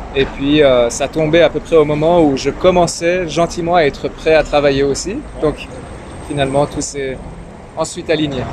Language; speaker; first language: French; early bilingual, other home language; Persian